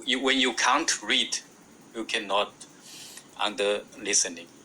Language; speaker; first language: English; non-native, learner; Chinese